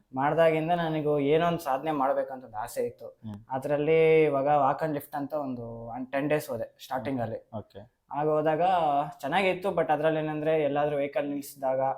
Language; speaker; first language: Kannada; native; Kannada